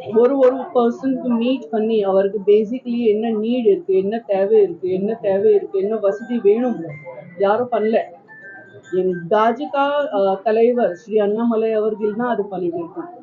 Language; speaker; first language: Tamil; non-native, local second language; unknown